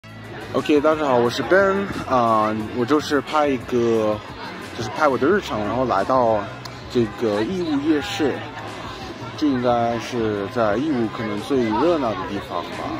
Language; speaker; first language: Chinese; non-native, learner; English